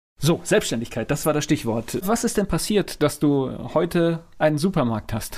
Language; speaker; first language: German; native; German